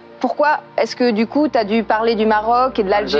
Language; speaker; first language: French; native; French